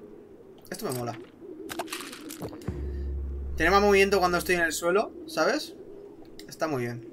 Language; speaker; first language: Spanish; native; Spanish